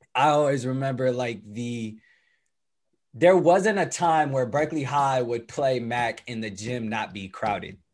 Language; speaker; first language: English; native; English